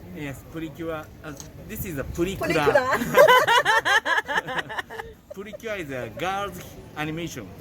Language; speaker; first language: English; non-native, learner; Japanese